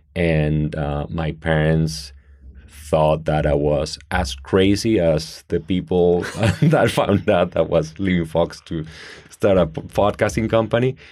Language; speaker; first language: English; non-native, fluent; Spanish